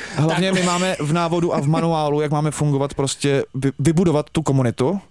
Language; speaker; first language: Czech; native; Czech